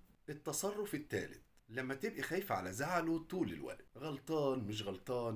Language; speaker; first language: Arabic; native; Arabic